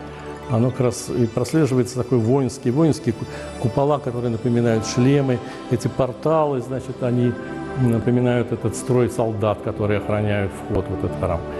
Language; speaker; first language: Russian; native; Russian